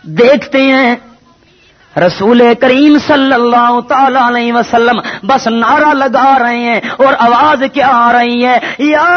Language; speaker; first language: Urdu; non-native, local second language; Punjabi